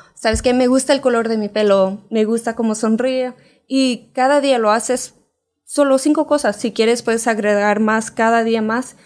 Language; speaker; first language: Spanish; early bilingual, heritage; Spanish